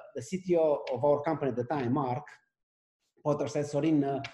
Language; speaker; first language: English; non-native, fluent; Romanian